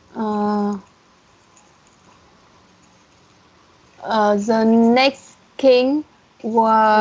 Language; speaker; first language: English; non-native, learner; Vietnamese